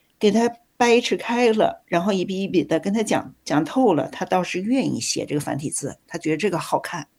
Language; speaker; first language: Chinese; native; Chinese